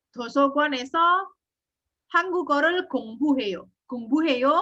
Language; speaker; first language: Korean; non-native, fluent; Indonesian